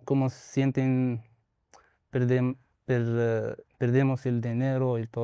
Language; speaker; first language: Spanish; non-native, learner; Arabic